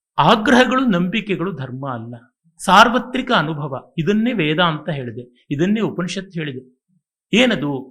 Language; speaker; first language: Kannada; native; Kannada